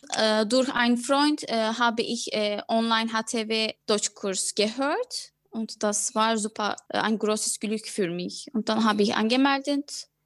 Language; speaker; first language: German; non-native, fluent; Turkish